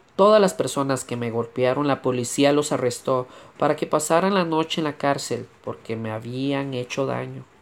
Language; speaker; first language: Spanish; native; Spanish